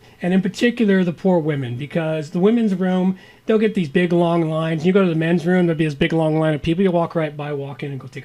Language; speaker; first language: English; native; English